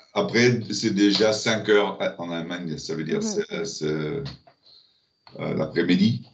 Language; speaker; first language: French; non-native, learner; German